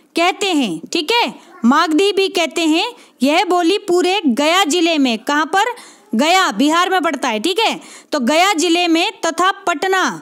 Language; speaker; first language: Hindi; native; Hindi